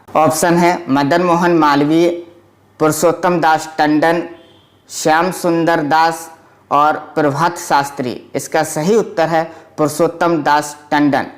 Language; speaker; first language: Hindi; native; Hindi